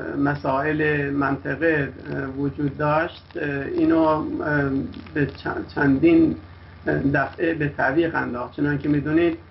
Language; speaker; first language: Persian; non-native, local second language; Kurdish